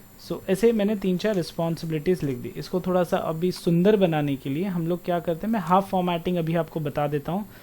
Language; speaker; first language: Hindi; non-native, local second language; Marwari